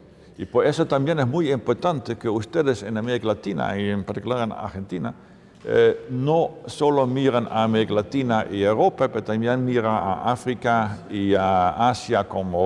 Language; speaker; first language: Spanish; non-native, fluent; Dutch